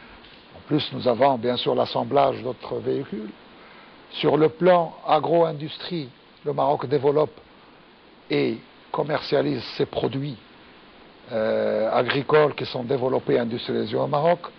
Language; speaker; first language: French; non-native, local second language; Arabic